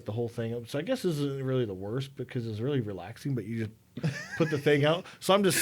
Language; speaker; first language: English; native; English